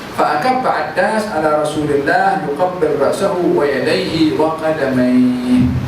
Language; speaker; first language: Malay; native; Malay